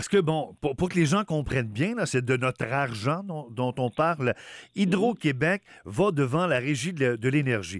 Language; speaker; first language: French; native; French